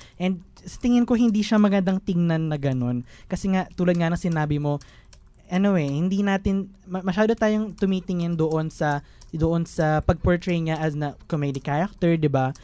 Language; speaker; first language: Filipino; native; Filipino